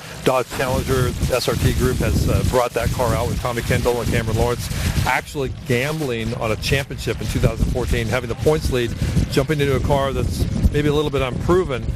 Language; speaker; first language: English; native; English